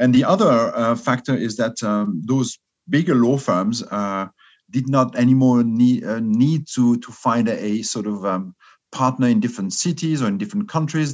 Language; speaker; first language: English; non-native, fluent; French